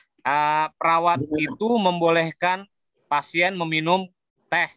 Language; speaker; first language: Indonesian; native; Indonesian